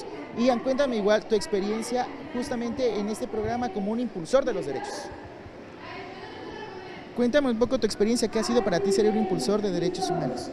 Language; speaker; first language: Spanish; native; Spanish